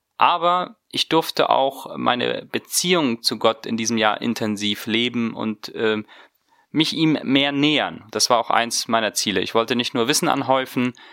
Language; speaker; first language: German; early bilingual, heritage; German